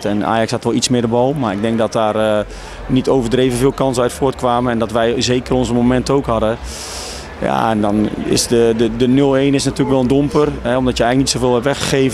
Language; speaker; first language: Dutch; native; Dutch